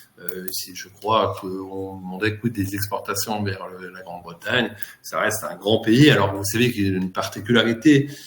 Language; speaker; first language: French; native; French